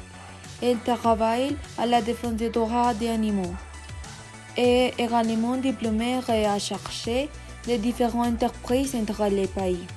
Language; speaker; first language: French; non-native, learner; Spanish